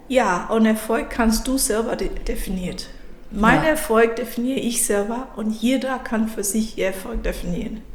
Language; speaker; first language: German; non-native, fluent; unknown